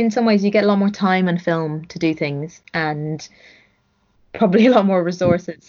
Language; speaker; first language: English; native; English